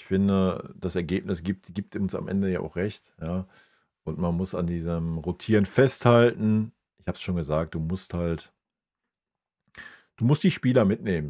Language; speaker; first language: German; native; German